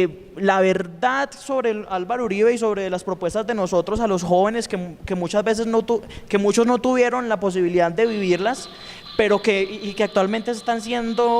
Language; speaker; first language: Spanish; native; Spanish